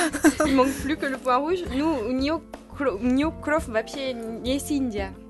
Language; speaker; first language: Russian; non-native, learner; French